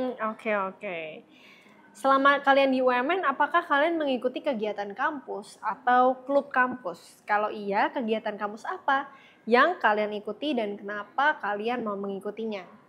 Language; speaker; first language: Indonesian; native; Indonesian